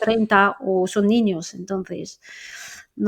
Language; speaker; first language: Spanish; non-native, fluent; French